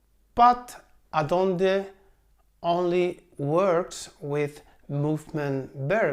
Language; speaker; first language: English; non-native, fluent; Spanish